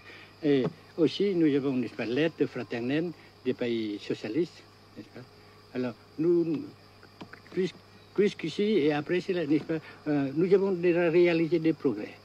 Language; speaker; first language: French; non-native, fluent; Vietnamese